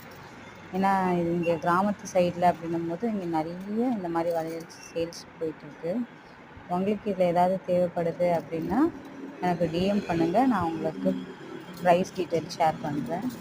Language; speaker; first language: Tamil; native; Tamil